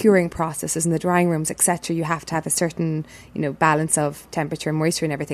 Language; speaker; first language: English; native; English